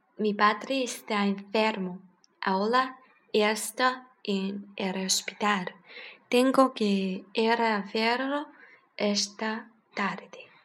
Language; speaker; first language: Spanish; non-native, learner; Chinese